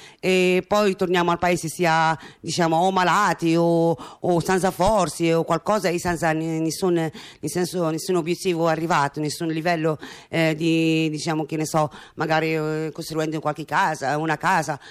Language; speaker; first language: Italian; non-native, fluent; Arabic